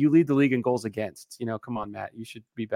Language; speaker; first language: English; native; English